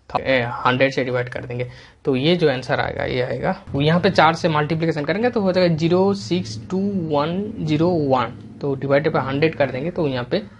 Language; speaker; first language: Hindi; non-native, local second language; Bangla